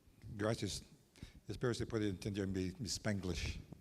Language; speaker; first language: Spanish; non-native, learner; English